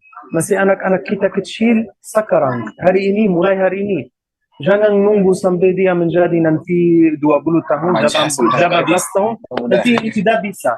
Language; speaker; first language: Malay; non-native, learner; Arabic